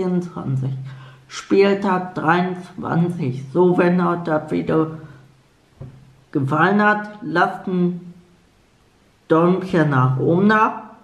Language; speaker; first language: German; native; German